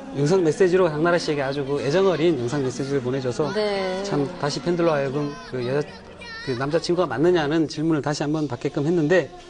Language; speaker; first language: Korean; native; Korean